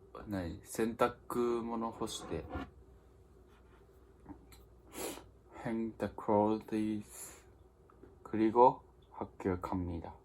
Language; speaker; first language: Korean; non-native, learner; Japanese